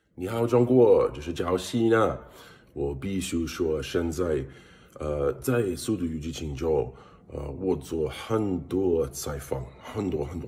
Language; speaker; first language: Chinese; non-native, learner; English